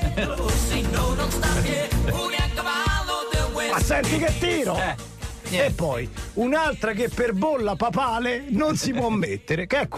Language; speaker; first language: Italian; native; Italian